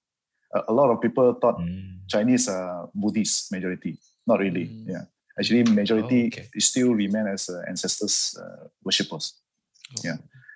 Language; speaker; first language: English; non-native, local second language; Hakka Chinese